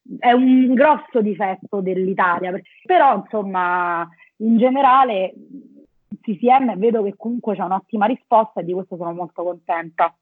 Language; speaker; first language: Italian; native; Italian